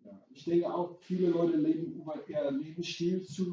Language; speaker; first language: German; non-native, fluent; English